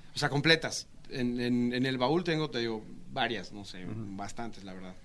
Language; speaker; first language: Spanish; native; Spanish